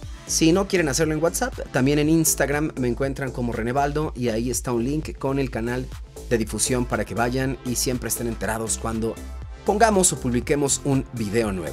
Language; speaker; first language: Spanish; native; Spanish